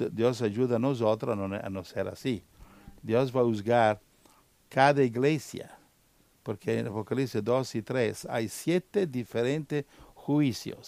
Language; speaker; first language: Spanish; non-native, learner; Italian